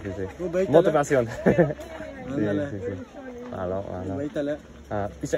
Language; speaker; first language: Spanish; non-native, learner; English